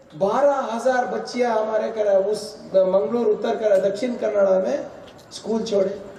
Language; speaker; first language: Hindi; non-native, local second language; Kannada